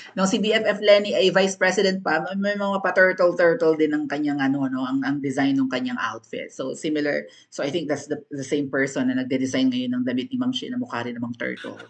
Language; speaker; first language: Filipino; native; Filipino